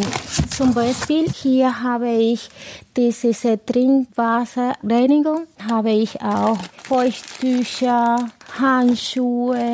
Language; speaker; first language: German; non-native, fluent; Spanish